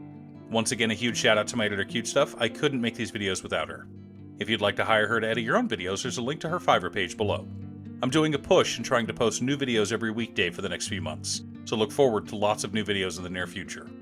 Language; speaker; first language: English; native; English